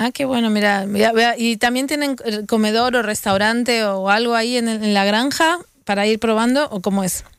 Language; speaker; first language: Spanish; native; Spanish